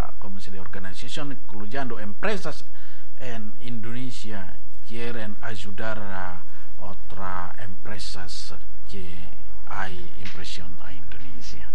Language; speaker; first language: Spanish; non-native, learner; Indonesian